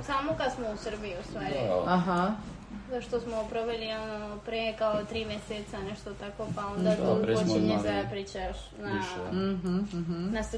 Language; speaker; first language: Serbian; early bilingual, heritage; Spanish